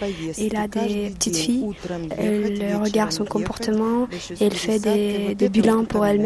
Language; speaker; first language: French; non-native, fluent; Russian